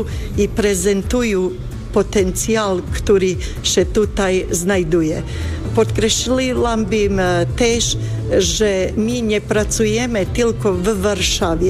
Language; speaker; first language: Polish; non-native, fluent; Bosnian